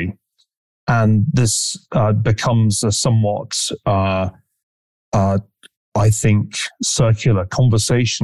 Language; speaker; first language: English; native; English